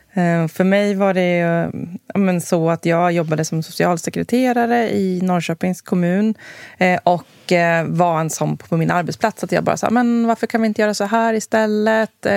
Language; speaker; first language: Swedish; native; Swedish